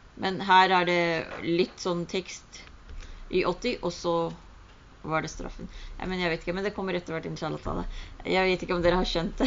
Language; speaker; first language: Norwegian; early bilingual, other home language; Urdu